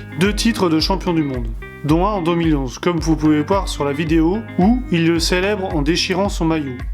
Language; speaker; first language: French; native; French